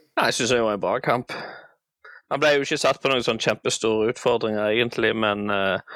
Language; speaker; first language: Norwegian; native; Norwegian